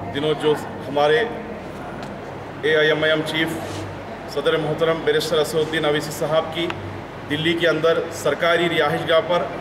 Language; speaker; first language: Urdu; native; Urdu